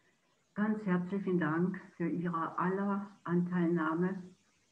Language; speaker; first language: German; native; German